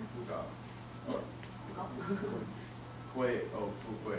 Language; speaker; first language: Chinese; non-native, learner; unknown